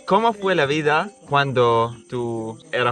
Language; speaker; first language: Spanish; non-native, learner; Arabic